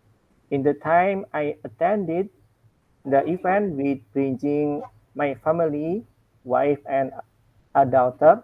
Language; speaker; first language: English; non-native, learner; Indonesian